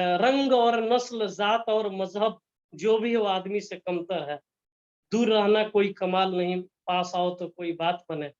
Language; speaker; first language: Hindi; native; Hindi